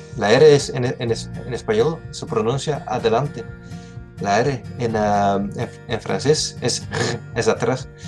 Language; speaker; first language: Spanish; non-native, fluent; Dutch